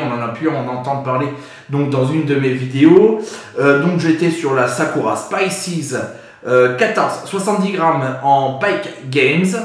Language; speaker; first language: French; native; French